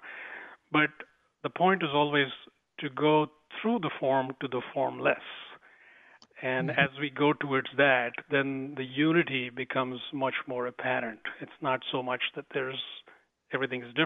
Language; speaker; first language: English; non-native, local second language; Tamil